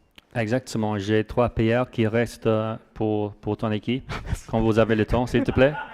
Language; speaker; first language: French; non-native, fluent; English